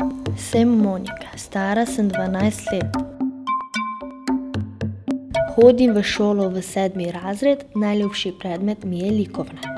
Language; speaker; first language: Slovenian; non-native, local second language; Romany